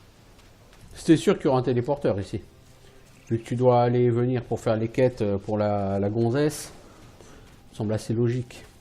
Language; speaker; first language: French; native; French